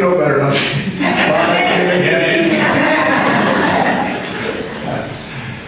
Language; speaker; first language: English; native; English